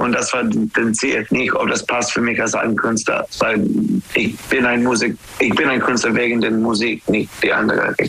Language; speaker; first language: German; non-native, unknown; English